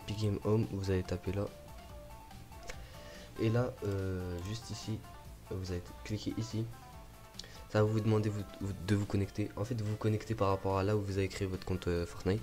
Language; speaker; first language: French; native; French